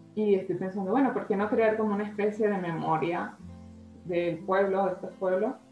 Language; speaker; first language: Spanish; native; Spanish